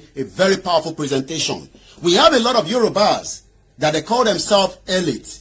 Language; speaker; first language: English; non-native, local second language; Yoruba